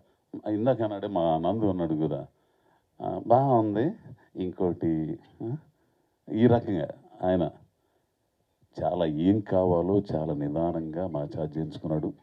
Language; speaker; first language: Telugu; native; Telugu